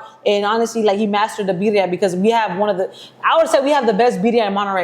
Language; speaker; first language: English; native; English